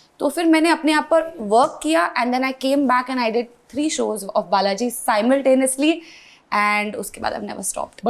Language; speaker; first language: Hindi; non-native, local second language; English